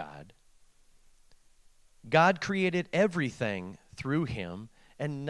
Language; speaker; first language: English; native; English